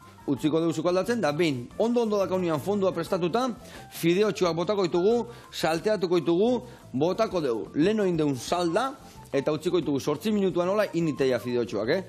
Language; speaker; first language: Basque; native; Basque